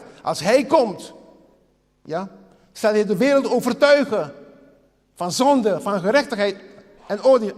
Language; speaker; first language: Dutch; non-native, local second language; Papiamento